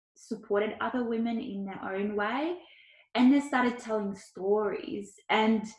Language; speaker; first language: English; early bilingual, other home language; Ukrainian